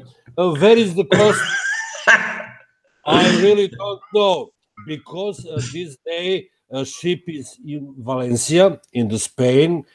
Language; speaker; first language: English; non-native, learner; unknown